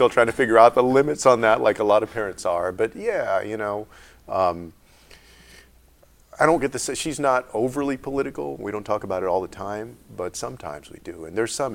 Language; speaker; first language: English; native; English